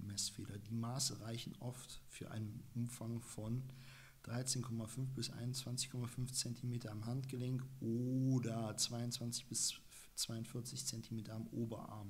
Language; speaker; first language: German; native; German